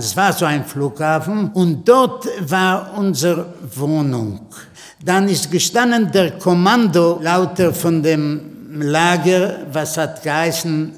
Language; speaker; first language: German; non-native, fluent; Yiddish